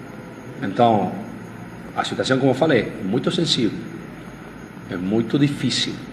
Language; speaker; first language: Portuguese; non-native, fluent; Spanish